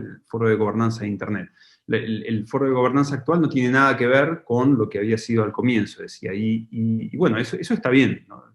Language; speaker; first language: Spanish; native; Spanish